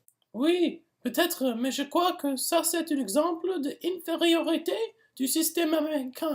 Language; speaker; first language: French; non-native, learner; English